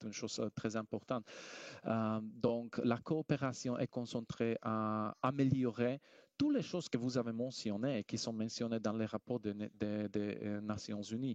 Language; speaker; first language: French; non-native, fluent; Slovak